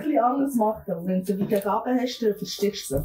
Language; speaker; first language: German; native; German